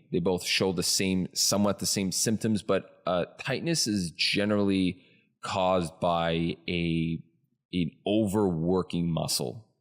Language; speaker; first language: English; native; English